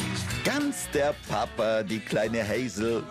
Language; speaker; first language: German; native; German